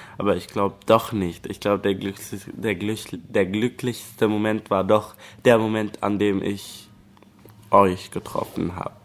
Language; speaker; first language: German; early bilingual, other home language; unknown